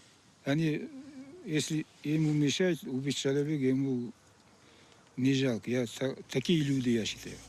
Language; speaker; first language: Russian; non-native, local second language; Kazakh